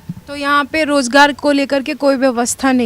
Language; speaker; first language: Hindi; native; Hindi